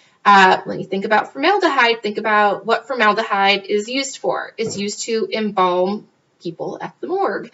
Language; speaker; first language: English; native; English